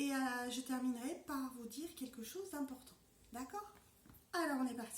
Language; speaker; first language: French; native; French